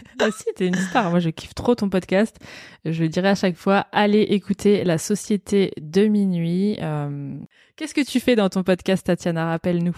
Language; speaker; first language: French; native; French